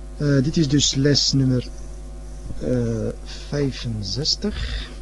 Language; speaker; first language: Dutch; early bilingual, other home language; Arabic